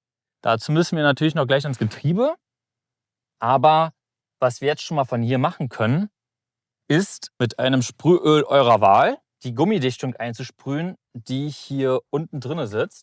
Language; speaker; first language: German; native; German